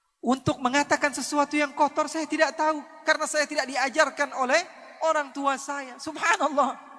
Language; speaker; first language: Indonesian; native; Indonesian